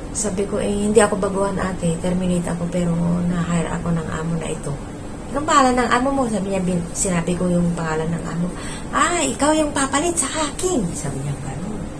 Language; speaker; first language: Filipino; non-native, local second language; Iloko